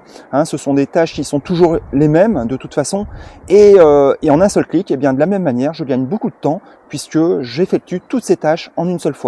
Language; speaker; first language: French; native; French